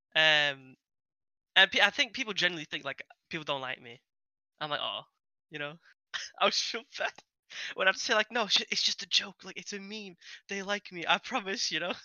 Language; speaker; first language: English; non-native, fluent; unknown